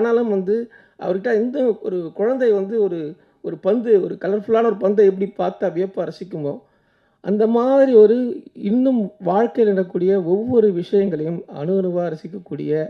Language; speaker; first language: Tamil; native; Tamil